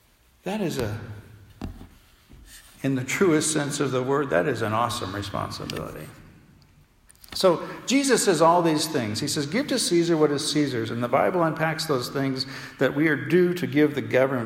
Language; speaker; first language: English; native; English